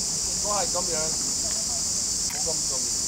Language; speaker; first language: Cantonese; non-native, learner; English